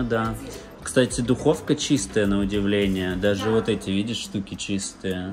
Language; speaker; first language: Russian; native; Russian